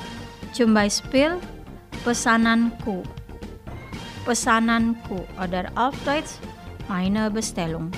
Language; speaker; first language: German; non-native, fluent; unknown